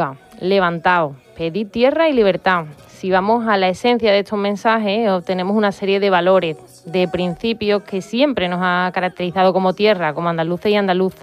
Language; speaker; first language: Spanish; native; Spanish